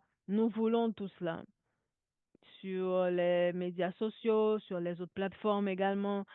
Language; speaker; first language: French; non-native, local second language; Haitian Creole